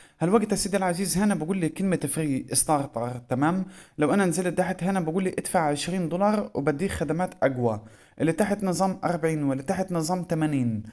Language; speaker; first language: Arabic; native; Arabic